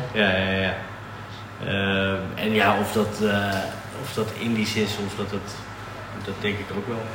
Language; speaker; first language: Dutch; native; Dutch